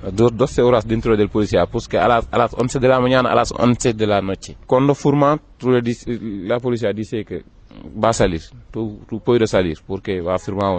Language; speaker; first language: Spanish; non-native, learner; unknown